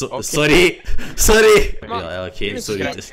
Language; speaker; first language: Dutch; native; Dutch